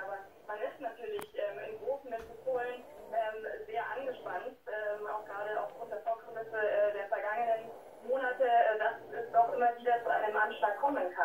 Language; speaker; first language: German; native; German